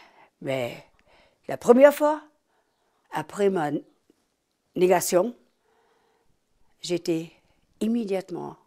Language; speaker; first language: French; non-native, fluent; German